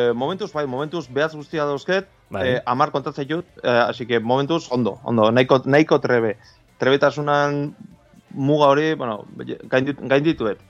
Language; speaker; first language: Basque; native; Basque